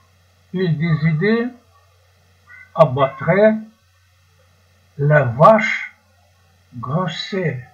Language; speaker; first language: French; non-native, learner; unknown